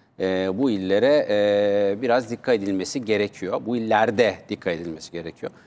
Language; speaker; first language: Turkish; native; Turkish